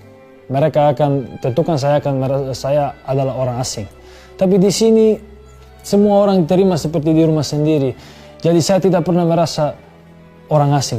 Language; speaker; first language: Indonesian; non-native, fluent; Serbian